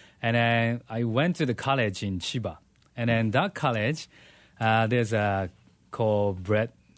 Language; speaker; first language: English; non-native, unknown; Japanese